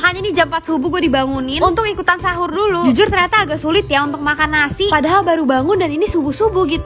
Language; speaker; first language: Indonesian; native; Indonesian